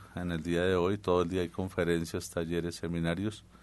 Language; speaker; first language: Spanish; native; Spanish